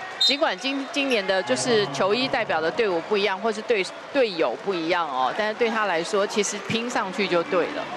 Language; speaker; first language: Chinese; native; Chinese